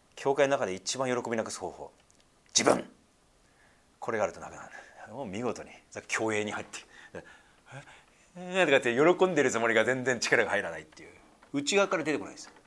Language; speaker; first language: Japanese; native; Japanese